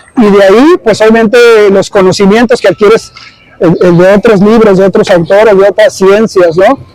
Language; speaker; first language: Spanish; early bilingual, heritage; Spanish